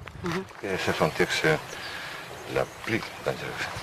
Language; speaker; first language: French; non-native, learner; Spanish